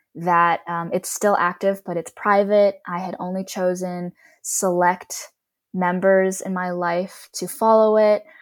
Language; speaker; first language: English; native; English